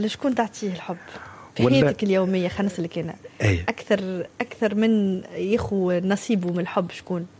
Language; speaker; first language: Arabic; native; Arabic